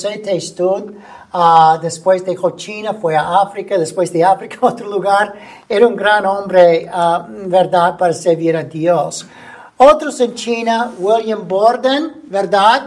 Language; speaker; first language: Spanish; non-native, fluent; English